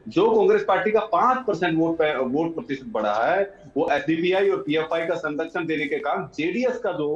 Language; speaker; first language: Hindi; native; Hindi